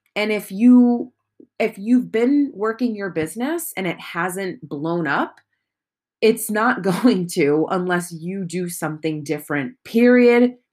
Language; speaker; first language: English; native; English